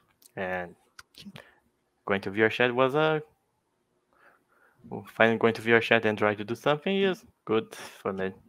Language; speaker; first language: English; non-native, fluent; Portuguese